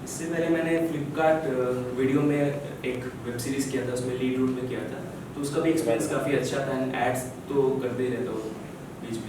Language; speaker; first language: Hindi; non-native, local second language; Bangla